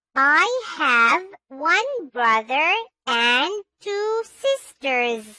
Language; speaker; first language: English; non-native, learner; Urdu